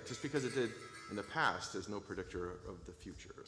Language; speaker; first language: English; native; English